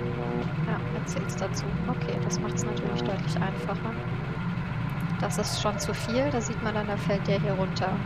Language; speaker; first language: German; native; German